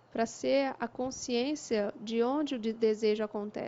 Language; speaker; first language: Portuguese; native; Portuguese